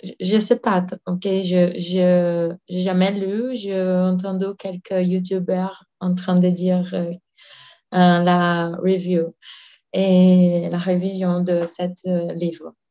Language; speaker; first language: French; non-native, learner; Portuguese